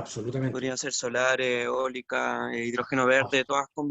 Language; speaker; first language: Spanish; native; Spanish